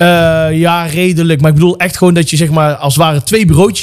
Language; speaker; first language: Dutch; native; Dutch